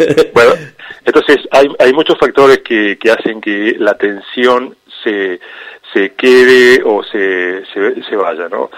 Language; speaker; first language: Spanish; native; Spanish